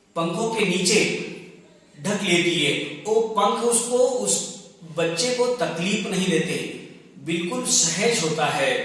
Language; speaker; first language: Hindi; non-native, local second language; Marathi